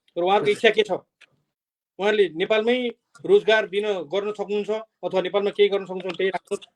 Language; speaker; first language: Nepali; native; Nepali